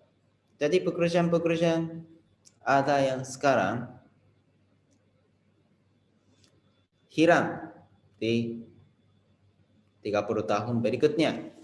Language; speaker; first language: Indonesian; non-native, fluent; Japanese